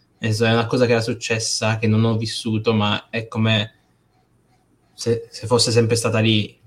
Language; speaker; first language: Italian; early bilingual, other home language; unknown